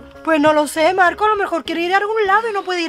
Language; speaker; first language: Spanish; native; Spanish